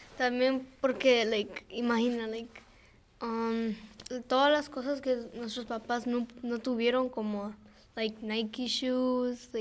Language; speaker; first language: Spanish; early bilingual, heritage; Spanish